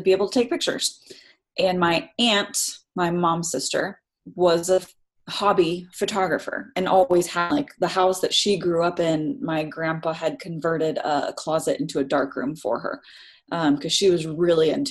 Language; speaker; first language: English; native; English